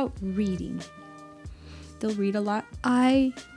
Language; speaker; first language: English; native; English